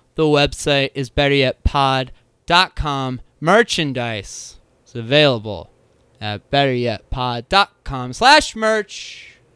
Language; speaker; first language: English; native; English